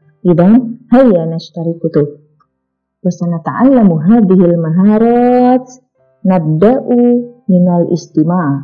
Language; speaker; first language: Arabic; non-native, fluent; Indonesian